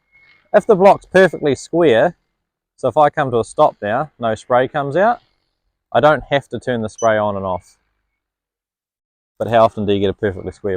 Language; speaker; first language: English; native; English